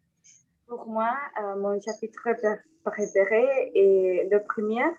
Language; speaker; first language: French; non-native, learner; Spanish